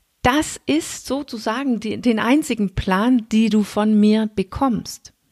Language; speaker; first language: German; non-native, fluent; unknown